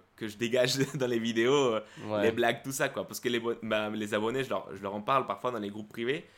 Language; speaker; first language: French; early bilingual, other home language; Spanish